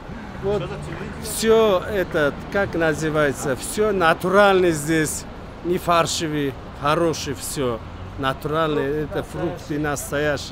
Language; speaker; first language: Russian; non-native, local second language; Tajik